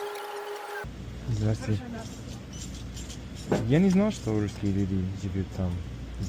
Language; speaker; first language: Russian; non-native, learner; English